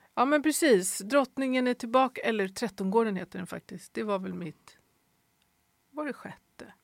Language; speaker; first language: Swedish; native; Swedish